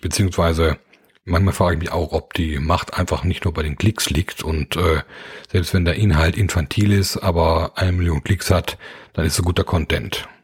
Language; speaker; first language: German; native; German